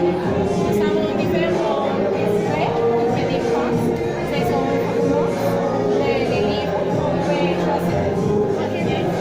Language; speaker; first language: French; non-native, learner; Spanish